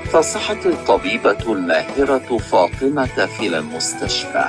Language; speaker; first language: Arabic; non-native, learner; Indonesian